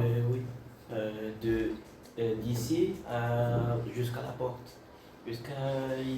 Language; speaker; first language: French; non-native, learner; Bulgarian